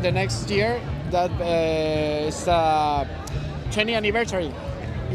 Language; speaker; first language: English; non-native, learner; Spanish